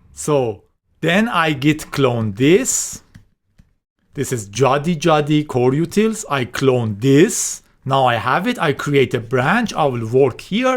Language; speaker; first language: English; non-native, fluent; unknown